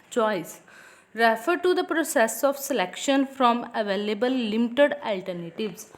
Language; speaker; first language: English; non-native, local second language; Punjabi